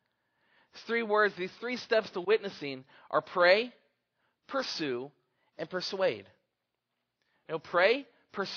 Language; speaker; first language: English; native; English